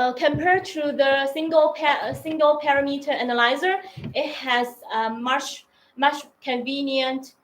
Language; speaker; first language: English; non-native, learner; Chinese